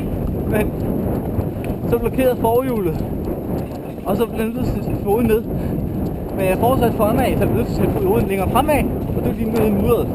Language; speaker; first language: Danish; native; Danish